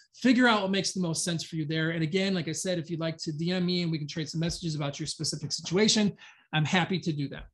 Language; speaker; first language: English; native; English